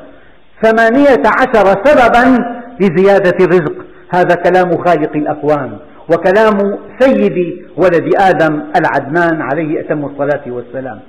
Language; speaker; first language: Arabic; native; Arabic